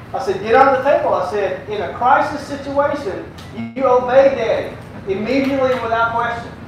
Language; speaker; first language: English; native; English